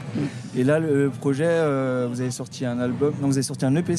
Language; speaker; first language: French; native; French